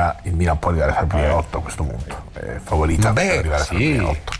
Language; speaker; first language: Italian; native; Italian